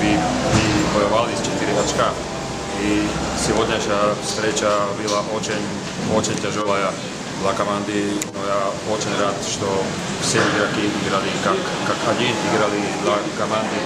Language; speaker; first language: Russian; non-native, learner; Slovak